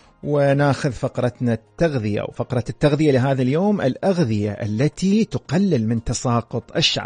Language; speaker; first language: Arabic; native; Arabic